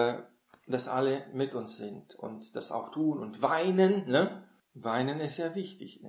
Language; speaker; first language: German; non-native, fluent; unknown